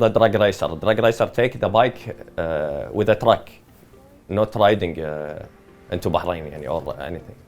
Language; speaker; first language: English; non-native, learner; Arabic